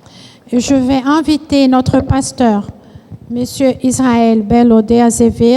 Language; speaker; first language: French; non-native, fluent; Portuguese